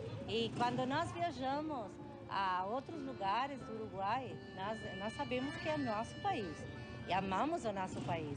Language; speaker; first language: Portuguese; non-native, local second language; Spanish